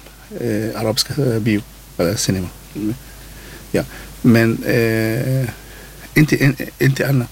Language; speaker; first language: Swedish; non-native, learner; Arabic